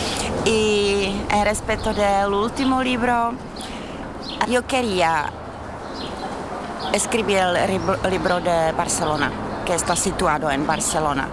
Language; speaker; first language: Spanish; non-native, learner; Czech